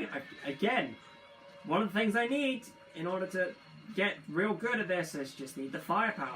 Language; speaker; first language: English; native; English